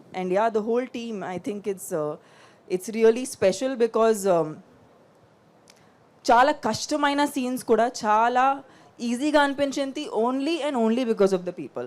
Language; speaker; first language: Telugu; non-native, fluent; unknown